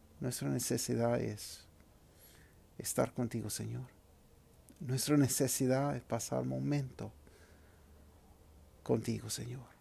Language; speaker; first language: Spanish; non-native, fluent; English